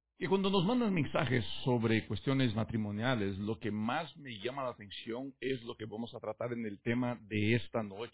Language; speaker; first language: Spanish; native; Spanish